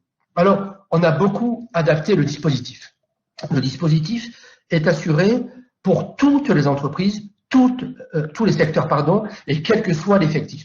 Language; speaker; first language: French; native; French